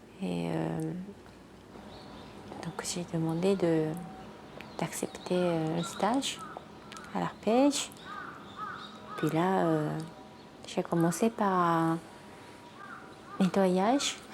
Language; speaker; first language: French; non-native, fluent; Japanese